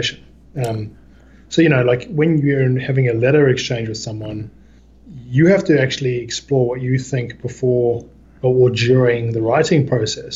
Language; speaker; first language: English; native; English